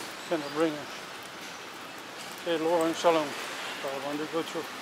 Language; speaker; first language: English; non-native, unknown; Dutch